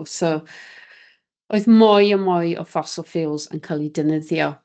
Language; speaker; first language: Welsh; native; Welsh